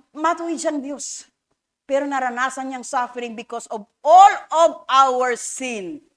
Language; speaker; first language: Filipino; native; Filipino